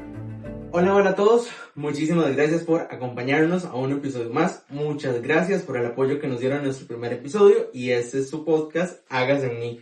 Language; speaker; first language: Spanish; native; Spanish